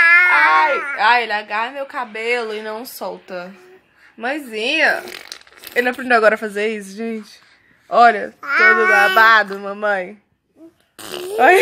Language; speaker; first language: Portuguese; native; Portuguese